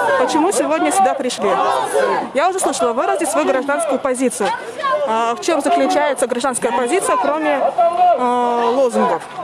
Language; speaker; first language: Russian; native; Russian